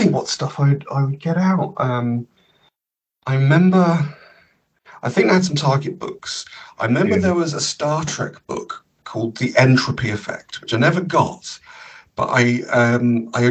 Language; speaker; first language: English; native; English